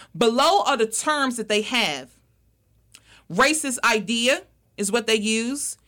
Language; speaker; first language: English; native; English